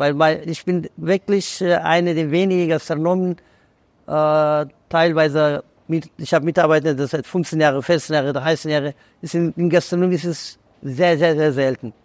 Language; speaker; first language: German; non-native, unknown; Persian